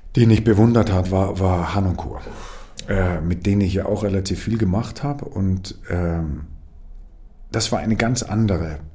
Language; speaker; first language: German; non-native, fluent; Danish